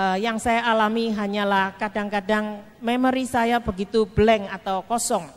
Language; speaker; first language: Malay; non-native, local second language; Chinese